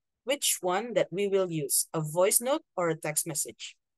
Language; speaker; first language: English; non-native, fluent; Indonesian